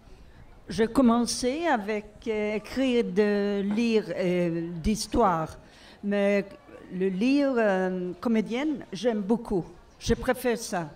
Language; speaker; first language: French; non-native, learner; Swedish